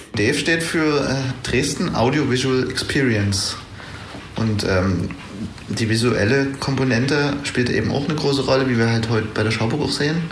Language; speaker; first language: German; native; German